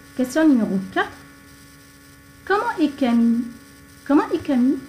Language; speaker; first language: French; non-native, fluent; Arabic